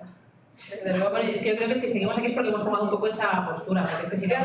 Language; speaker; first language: Spanish; native; Spanish